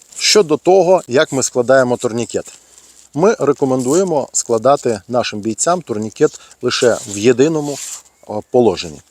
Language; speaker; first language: Ukrainian; native; Ukrainian